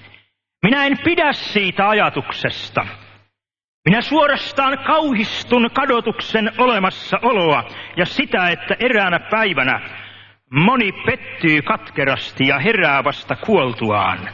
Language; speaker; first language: Finnish; native; Finnish